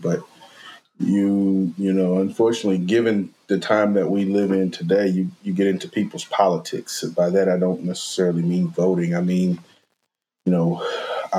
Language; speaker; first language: English; native; English